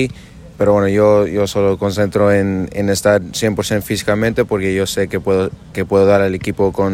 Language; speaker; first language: Spanish; non-native, fluent; English